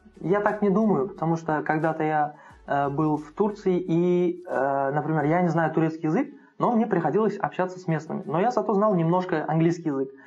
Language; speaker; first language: Russian; non-native, local second language; Uzbek